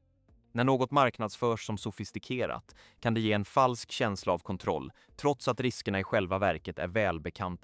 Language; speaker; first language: Swedish; native; Swedish